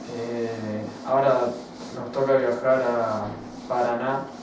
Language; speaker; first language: Spanish; native; Spanish